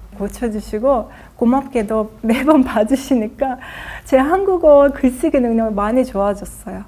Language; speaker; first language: Korean; non-native, fluent; Azerbaijani